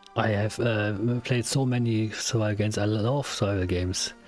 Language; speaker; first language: English; non-native, learner; German